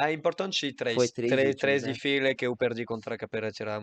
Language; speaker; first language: Portuguese; non-native, learner; French